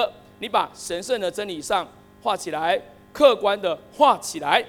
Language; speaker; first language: Chinese; native; Chinese